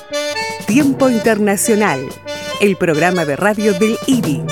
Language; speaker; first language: Spanish; native; Spanish